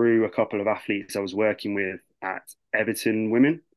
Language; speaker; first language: English; native; English